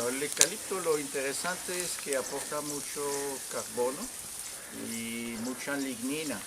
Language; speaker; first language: Spanish; native; Spanish